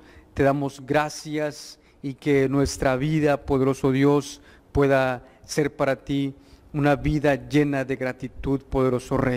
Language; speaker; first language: Spanish; native; Spanish